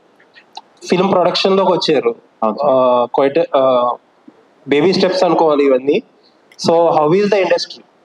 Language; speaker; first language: Telugu; native; Telugu